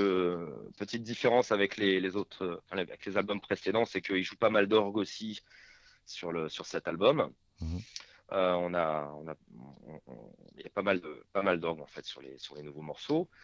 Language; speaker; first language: French; native; French